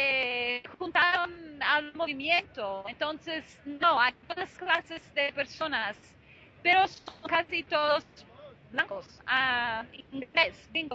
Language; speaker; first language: Spanish; non-native, fluent; Italian